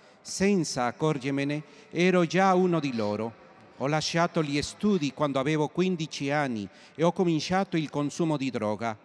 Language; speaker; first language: Italian; non-native, learner; Spanish